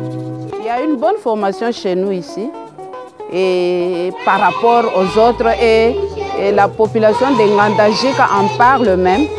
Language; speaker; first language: French; non-native, local second language; Luba-Lulua